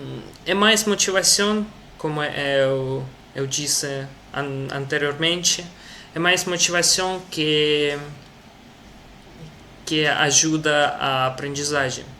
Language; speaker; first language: Portuguese; non-native, learner; Russian